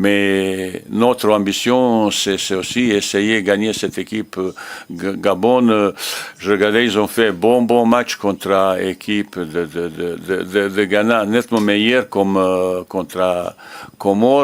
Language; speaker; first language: French; non-native, learner; Bosnian